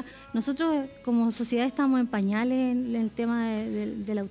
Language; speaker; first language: Spanish; native; Spanish